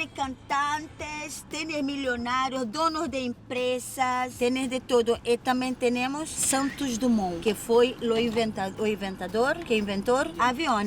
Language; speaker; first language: Spanish; non-native, learner; Portuguese